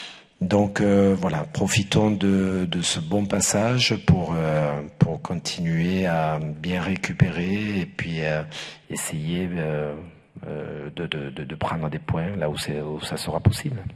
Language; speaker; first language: French; native; French